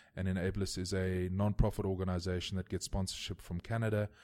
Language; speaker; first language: English; native; English